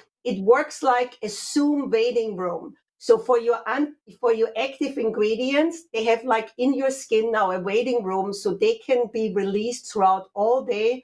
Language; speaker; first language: English; non-native, fluent; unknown